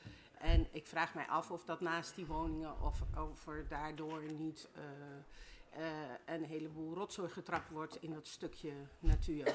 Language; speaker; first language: Dutch; native; Dutch